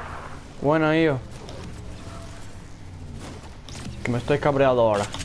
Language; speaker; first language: Spanish; non-native, learner; English